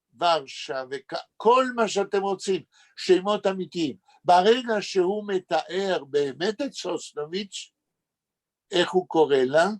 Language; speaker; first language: Hebrew; non-native, fluent; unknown